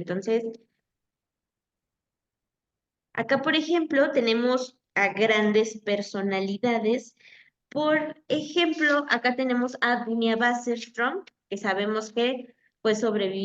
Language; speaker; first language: Spanish; native; Spanish